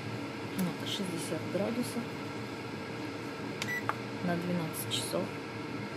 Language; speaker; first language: Russian; native; Russian